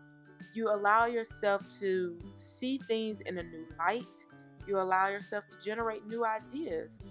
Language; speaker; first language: English; native; English